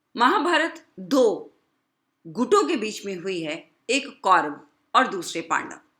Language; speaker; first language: Hindi; native; Hindi